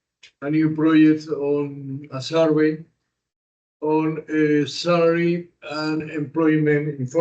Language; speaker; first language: English; non-native, learner; Spanish